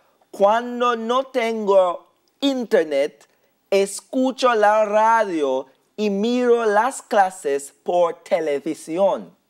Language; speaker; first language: Spanish; non-native, fluent; English